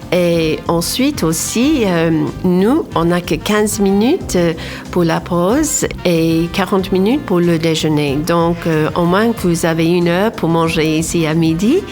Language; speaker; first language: French; non-native, fluent; English